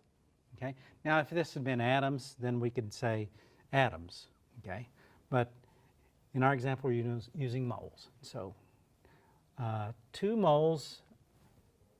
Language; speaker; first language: English; native; English